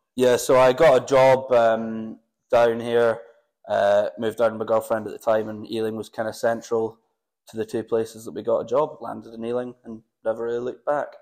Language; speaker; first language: English; native; English